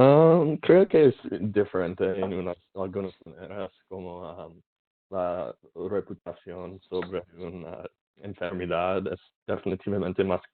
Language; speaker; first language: Spanish; non-native, learner; English